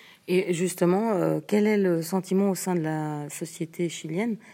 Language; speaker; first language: French; native; French